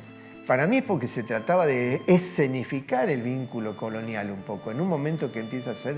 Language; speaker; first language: Spanish; native; Spanish